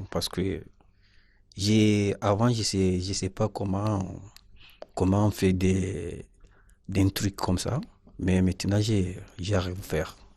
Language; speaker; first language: French; non-native, learner; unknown